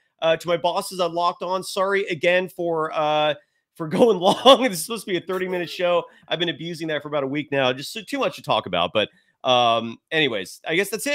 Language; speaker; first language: English; native; English